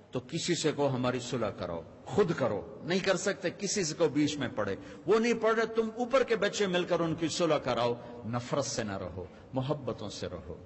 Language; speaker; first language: Urdu; non-native, local second language; Punjabi